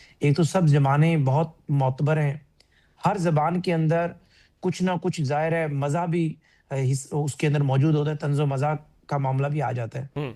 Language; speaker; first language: Urdu; non-native, local second language; Punjabi